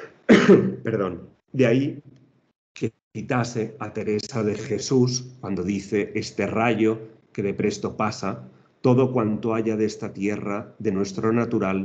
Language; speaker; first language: Spanish; native; Spanish